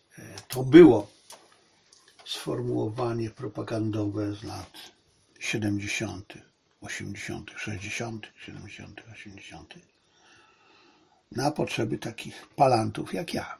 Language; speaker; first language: Polish; native; Polish